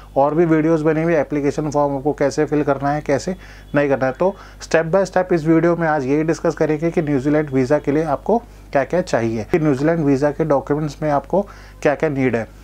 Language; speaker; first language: Hindi; non-native, local second language; Gujarati